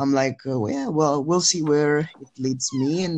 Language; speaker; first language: English; non-native, fluent; French